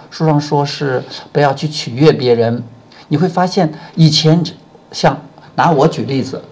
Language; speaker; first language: Chinese; native; Chinese